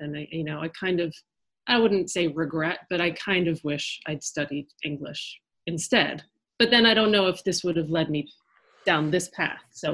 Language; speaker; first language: English; early bilingual, other home language; French